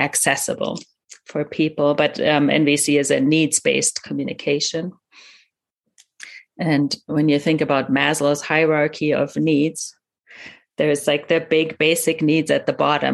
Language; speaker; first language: English; non-native, fluent; German